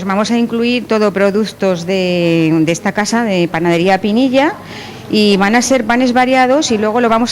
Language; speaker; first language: Spanish; native; Spanish